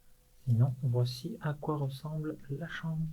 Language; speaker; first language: French; native; French